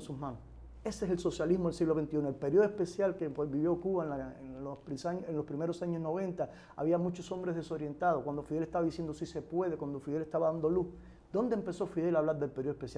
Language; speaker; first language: Spanish; native; Spanish